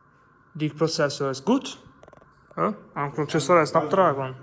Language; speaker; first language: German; non-native, learner; Italian